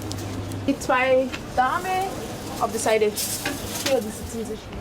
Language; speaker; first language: German; non-native, fluent; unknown